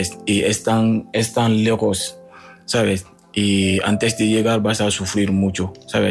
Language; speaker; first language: Spanish; non-native, learner; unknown